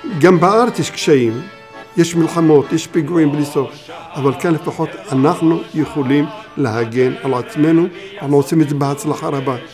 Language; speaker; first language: Hebrew; early bilingual, other home language; Arabic